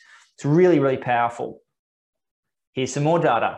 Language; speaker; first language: English; native; English